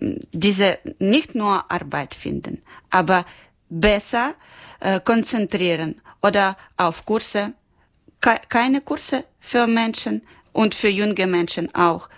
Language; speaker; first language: German; non-native, learner; Ukrainian